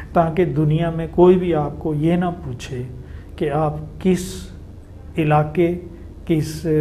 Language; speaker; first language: Hindi; native; Hindi